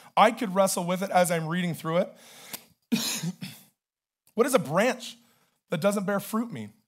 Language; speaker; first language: English; native; English